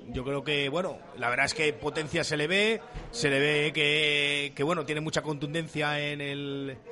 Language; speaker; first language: Spanish; native; Spanish